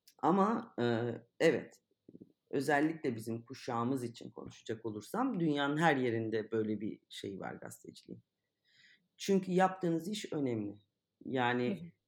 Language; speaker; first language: Turkish; native; Turkish